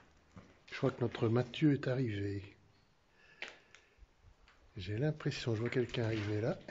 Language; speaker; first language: French; native; French